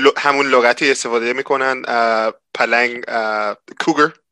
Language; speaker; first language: Persian; non-native, fluent; English